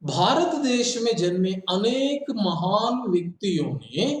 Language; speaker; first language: Hindi; non-native, local second language; Kannada